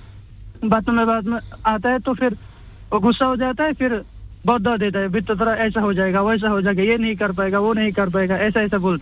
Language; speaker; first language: Hindi; non-native, fluent; Bangla